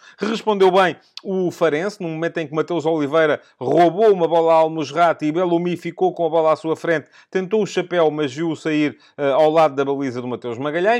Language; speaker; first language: Portuguese; native; Portuguese